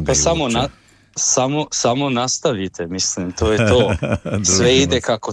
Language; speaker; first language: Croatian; early bilingual, heritage; Croatian